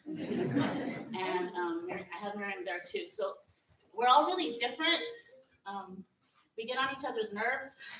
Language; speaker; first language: English; early bilingual, other home language; Spanish